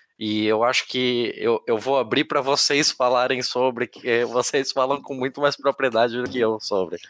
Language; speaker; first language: Portuguese; native; Portuguese